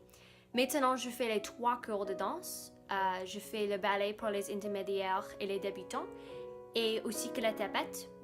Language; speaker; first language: French; non-native, local second language; English